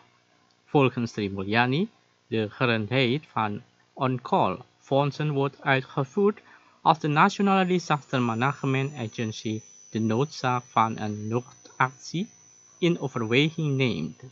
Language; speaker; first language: Dutch; non-native, fluent; Indonesian